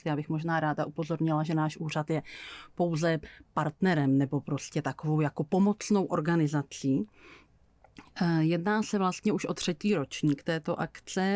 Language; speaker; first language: Czech; native; Czech